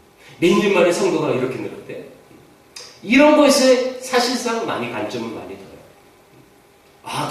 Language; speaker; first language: Korean; native; Korean